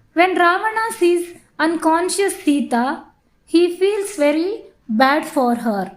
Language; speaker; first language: English; non-native, local second language; Kannada